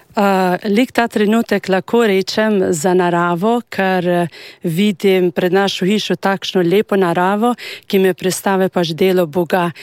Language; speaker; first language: Slovenian; non-native, fluent; Albanian